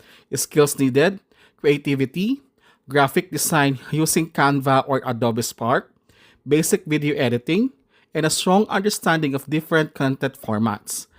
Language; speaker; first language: English; non-native, local second language; Filipino